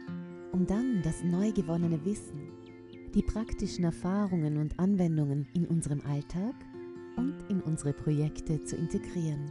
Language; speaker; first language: German; native; German